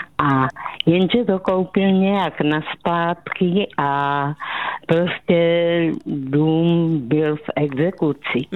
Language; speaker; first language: Czech; native; Czech